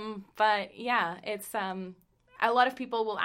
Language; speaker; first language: English; non-native, fluent; Spanish